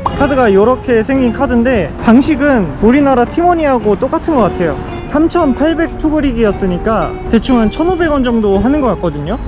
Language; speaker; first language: Korean; native; Korean